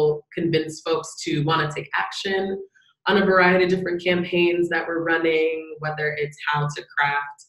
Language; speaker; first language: English; native; English